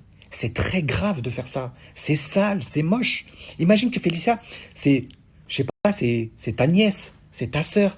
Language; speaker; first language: French; native; French